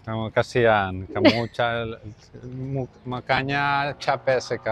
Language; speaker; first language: Indonesian; non-native, learner; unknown